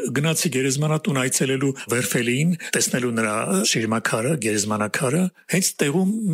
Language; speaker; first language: Armenian; native; Armenian